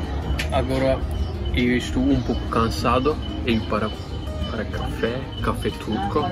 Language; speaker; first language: Portuguese; non-native, learner; Turkish